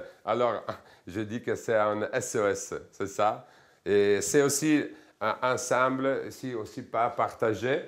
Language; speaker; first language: French; non-native, fluent; Italian